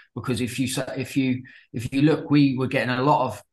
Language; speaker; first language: English; native; English